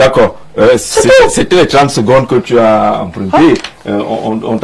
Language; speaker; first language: French; native; French